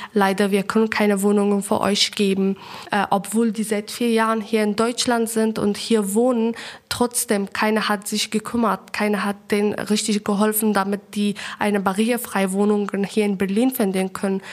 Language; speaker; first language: German; non-native, fluent; Persian